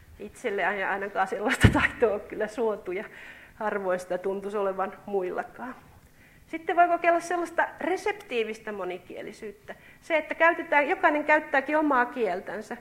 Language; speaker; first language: Finnish; native; Finnish